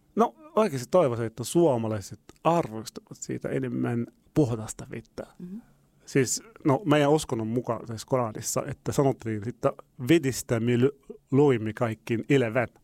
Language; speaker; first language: Finnish; non-native, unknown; Arabic